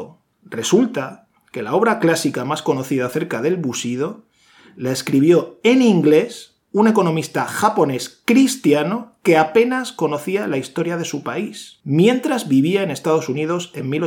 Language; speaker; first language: Spanish; native; Spanish